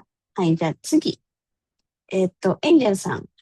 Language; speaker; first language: Japanese; non-native, fluent; Filipino